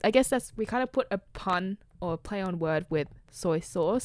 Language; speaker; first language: English; native; English